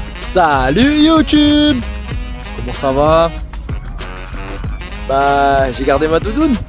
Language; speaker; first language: French; native; French